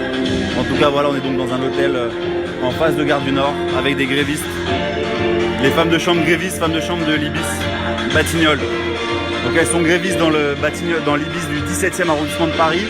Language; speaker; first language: French; native; French